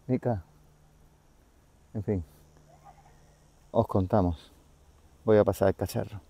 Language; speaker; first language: Spanish; native; Spanish